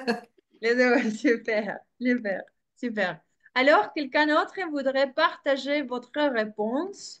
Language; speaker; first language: French; non-native, fluent; Spanish